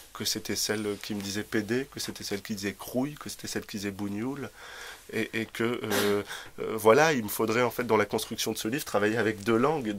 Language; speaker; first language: French; native; French